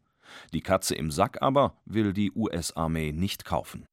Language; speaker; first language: German; native; German